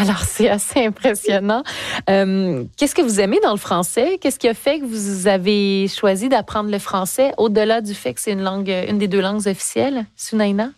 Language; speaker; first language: French; native; French